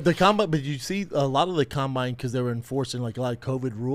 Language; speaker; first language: English; native; English